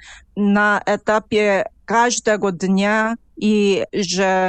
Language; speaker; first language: Polish; non-native, fluent; Korean